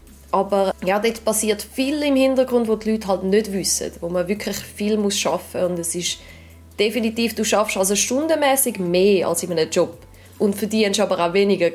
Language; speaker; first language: German; native; German